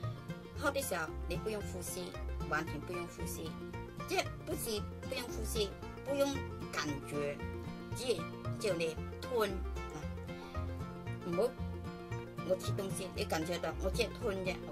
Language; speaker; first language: Chinese; non-native, local second language; Cantonese